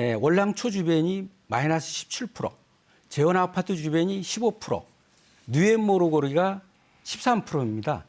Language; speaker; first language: Korean; native; Korean